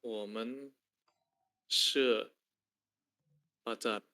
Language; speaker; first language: Chinese; non-native, learner; Indonesian